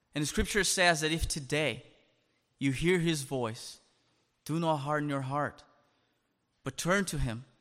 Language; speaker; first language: English; non-native, fluent; Portuguese